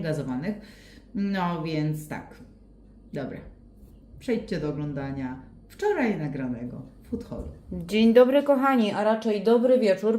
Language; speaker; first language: Polish; native; Polish